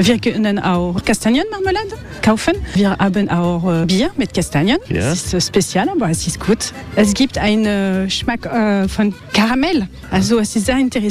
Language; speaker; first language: German; non-native, learner; French